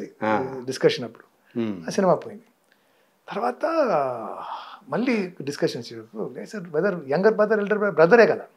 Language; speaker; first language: Telugu; non-native, fluent; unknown